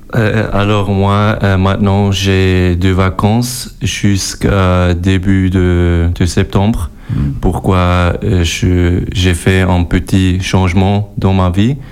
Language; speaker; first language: French; non-native, learner; German